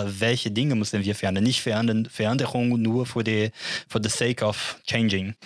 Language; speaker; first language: German; non-native, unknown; Portuguese